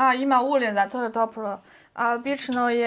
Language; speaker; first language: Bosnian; non-native, learner; Chinese